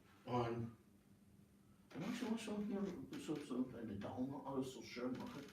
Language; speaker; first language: German; non-native, fluent; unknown